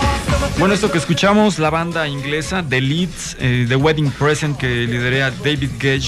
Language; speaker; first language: Spanish; native; Spanish